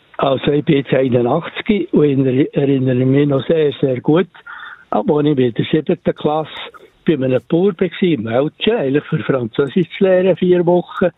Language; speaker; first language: German; native; German